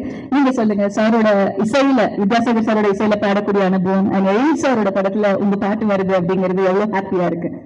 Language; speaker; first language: Tamil; native; Tamil